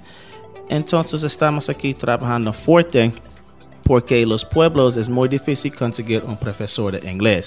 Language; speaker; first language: Spanish; non-native, learner; English